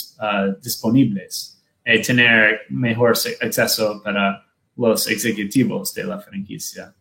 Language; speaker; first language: Spanish; non-native, learner; Portuguese